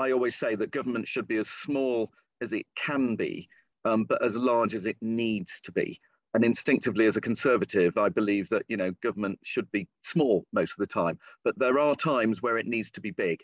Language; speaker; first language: English; native; English